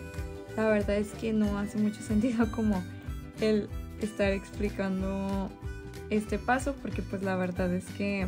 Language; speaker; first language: Spanish; native; Spanish